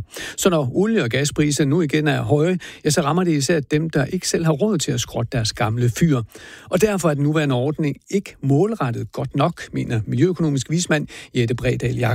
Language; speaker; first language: Danish; native; Danish